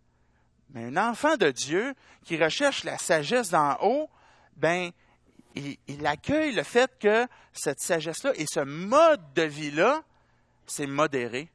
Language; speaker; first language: French; native; French